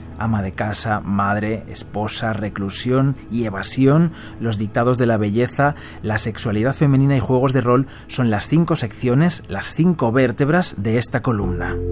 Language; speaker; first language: Spanish; native; Spanish